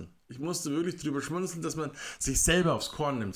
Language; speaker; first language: German; native; German